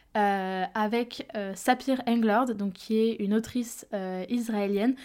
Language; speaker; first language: French; native; French